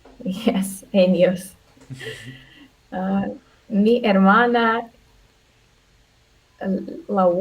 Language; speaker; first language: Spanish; non-native, learner; Russian